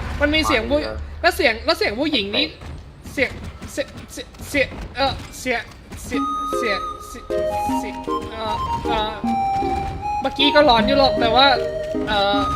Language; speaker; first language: Thai; native; Thai